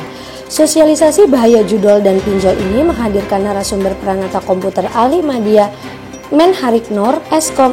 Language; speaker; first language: Indonesian; native; Indonesian